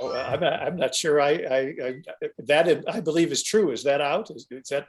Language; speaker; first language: English; native; English